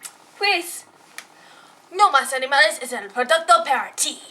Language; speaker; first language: Spanish; non-native, learner; English